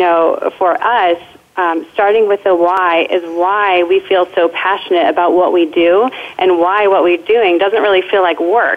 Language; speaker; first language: English; native; English